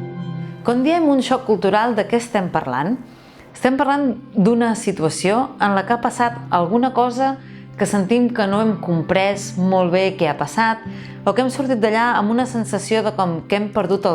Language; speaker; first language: Catalan; native; Catalan